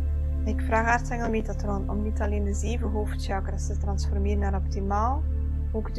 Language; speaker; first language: Dutch; native; Dutch